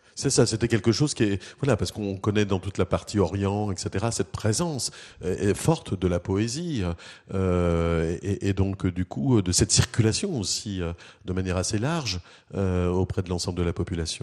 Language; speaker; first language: French; native; French